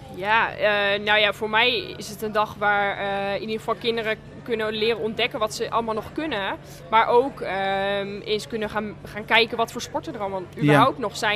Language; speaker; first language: Dutch; native; Dutch